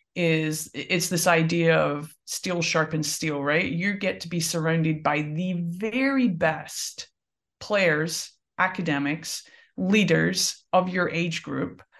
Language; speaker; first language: English; native; English